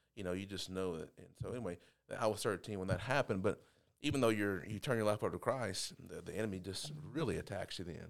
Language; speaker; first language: English; native; English